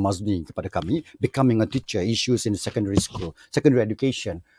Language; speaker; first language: English; non-native, local second language; Malay